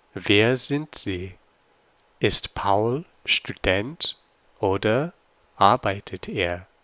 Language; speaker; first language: German; non-native, fluent; English